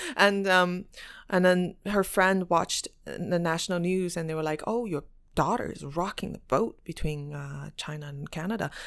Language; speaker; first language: English; non-native, fluent; Chinese